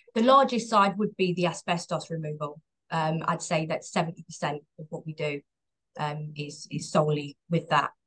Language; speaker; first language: English; native; English